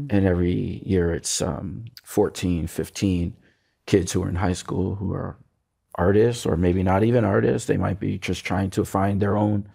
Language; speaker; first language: English; native; English